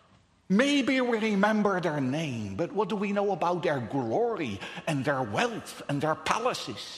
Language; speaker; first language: English; non-native, fluent; Dutch